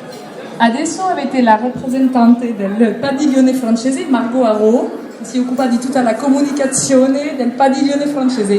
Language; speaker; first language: Italian; non-native, learner; French